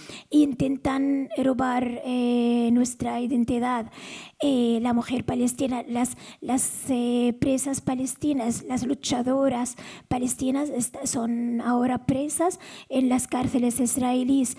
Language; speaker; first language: Spanish; non-native, fluent; Arabic